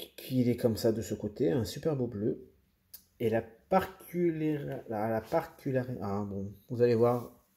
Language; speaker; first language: French; native; French